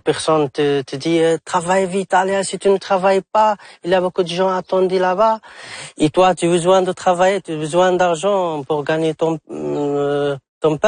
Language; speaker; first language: French; non-native, fluent; Arabic